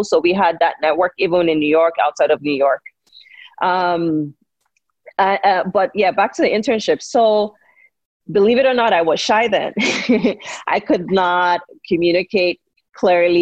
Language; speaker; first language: English; non-native, local second language; Yoruba